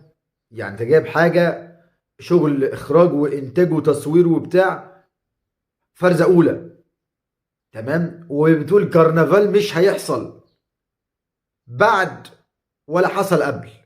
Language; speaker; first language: Arabic; native; Arabic